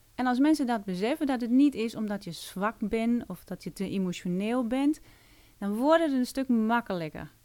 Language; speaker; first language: Dutch; non-native, fluent; Danish